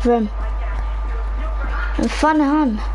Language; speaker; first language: Swedish; early bilingual, other home language; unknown